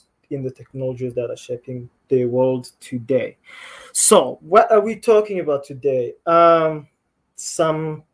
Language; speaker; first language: English; non-native, local second language; Kinyarwanda